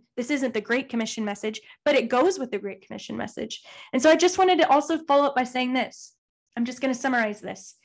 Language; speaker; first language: English; native; English